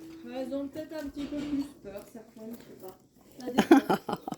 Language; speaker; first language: French; native; French